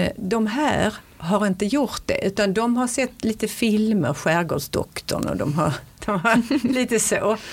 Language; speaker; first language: Swedish; native; Swedish